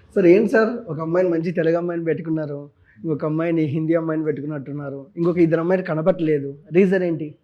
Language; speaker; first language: Telugu; native; Telugu